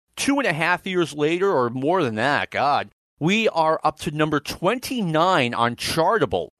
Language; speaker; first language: English; native; English